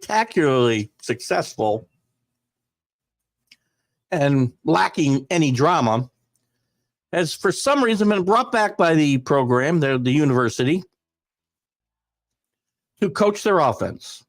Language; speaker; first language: English; native; English